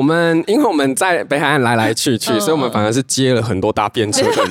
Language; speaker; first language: Chinese; native; Chinese